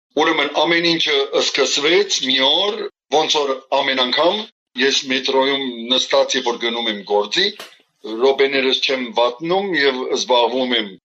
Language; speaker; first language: Armenian; early bilingual, heritage; Armenian